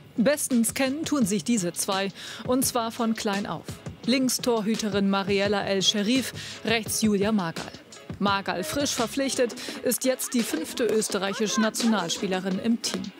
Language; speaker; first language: German; native; German